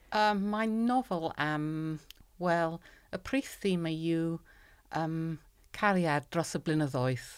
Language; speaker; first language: Welsh; non-native, learner; English